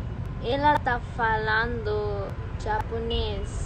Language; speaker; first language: Portuguese; non-native, learner; Hindi